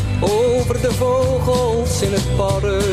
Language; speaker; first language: Dutch; native; Dutch